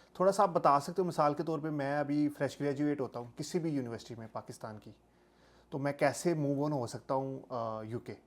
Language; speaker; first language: Urdu; non-native, local second language; Punjabi